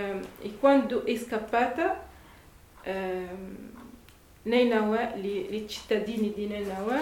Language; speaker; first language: Italian; non-native, learner; Arabic